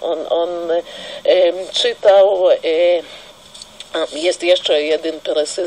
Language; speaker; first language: Polish; non-native, fluent; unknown